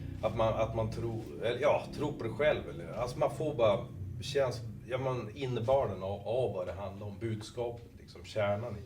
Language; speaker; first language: Swedish; native; Swedish